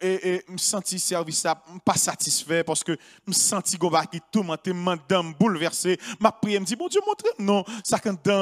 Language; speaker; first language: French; non-native, local second language; Haitian Creole